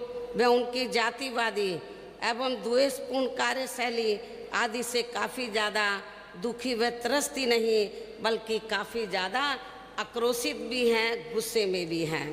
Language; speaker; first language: Hindi; native; Hindi